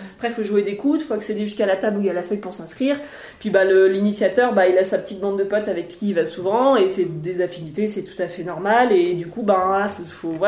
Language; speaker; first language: French; native; French